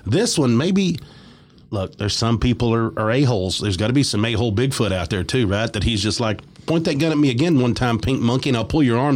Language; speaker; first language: English; native; English